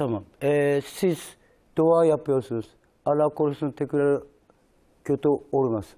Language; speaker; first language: Turkish; non-native, learner; Japanese